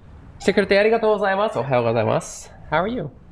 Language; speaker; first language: Japanese; non-native, learner; English